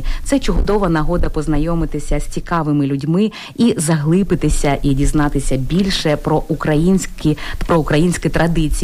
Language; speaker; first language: Ukrainian; native; Ukrainian